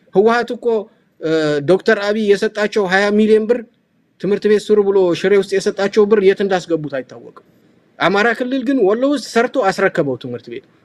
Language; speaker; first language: Amharic; non-native, local second language; Tigrinya